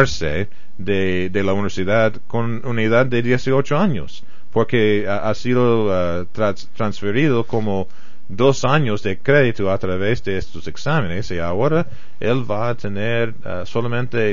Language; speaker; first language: Spanish; non-native, fluent; English